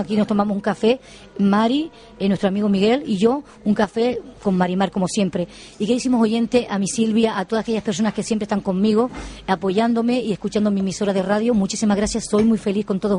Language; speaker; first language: Spanish; native; Spanish